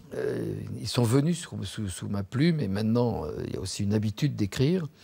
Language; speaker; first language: French; native; French